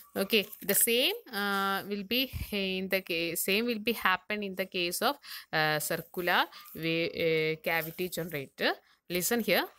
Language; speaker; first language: English; non-native, local second language; Malayalam